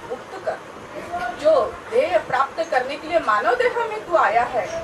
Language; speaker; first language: Hindi; non-native, local second language; Marathi